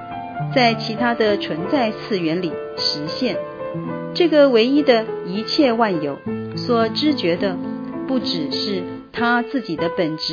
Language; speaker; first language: Chinese; native; Chinese